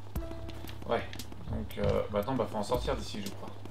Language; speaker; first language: French; native; French